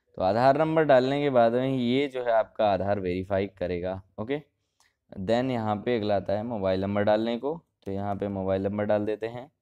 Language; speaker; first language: Hindi; native; Hindi